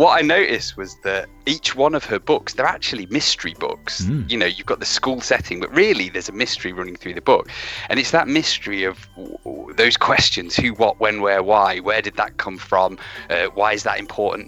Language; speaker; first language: English; native; English